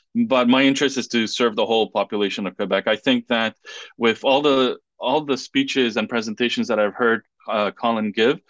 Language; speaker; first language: English; non-native, fluent; French